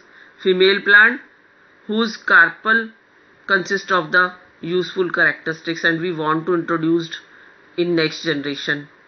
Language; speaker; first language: English; non-native, local second language; Hindi